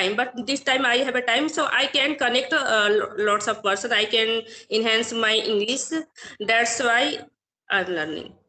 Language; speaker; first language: English; non-native, learner; Hindi